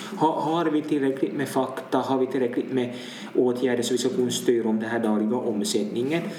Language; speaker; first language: Swedish; native; Swedish